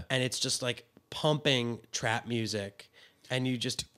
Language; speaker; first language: English; native; English